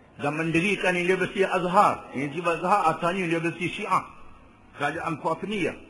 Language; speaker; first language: Malay; native; Malay